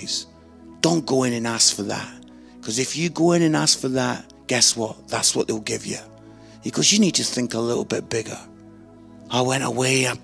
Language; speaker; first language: English; native; English